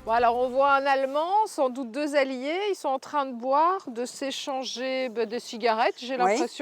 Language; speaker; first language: French; native; French